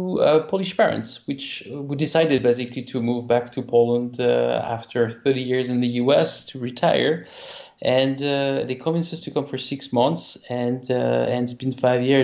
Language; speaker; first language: English; non-native, fluent; French